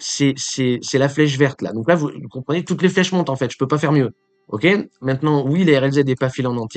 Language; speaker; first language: French; native; French